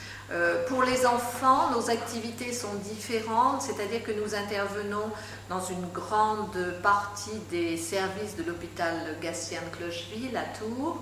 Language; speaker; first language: French; native; French